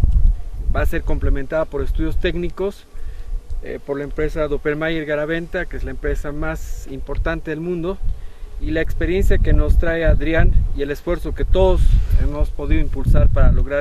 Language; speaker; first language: Spanish; native; Spanish